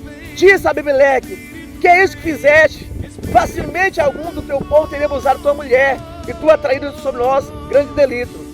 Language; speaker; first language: Portuguese; native; Portuguese